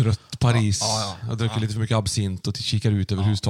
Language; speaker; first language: Swedish; native; Swedish